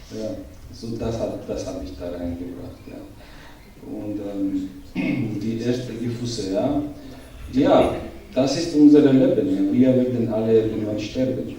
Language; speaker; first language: German; non-native, learner; Georgian